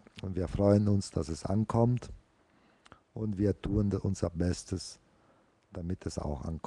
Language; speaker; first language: German; non-native, fluent; Italian